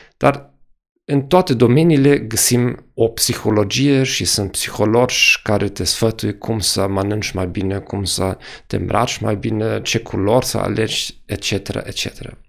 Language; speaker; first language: Romanian; non-native, fluent; German